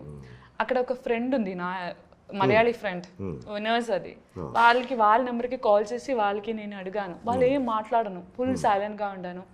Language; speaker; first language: Telugu; non-native, learner; Malayalam